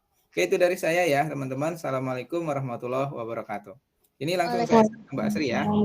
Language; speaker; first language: Indonesian; native; Indonesian